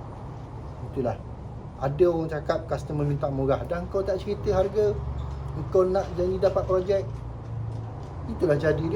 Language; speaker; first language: Malay; native; Malay